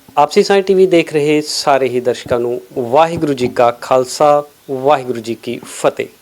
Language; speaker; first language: Punjabi; native; Punjabi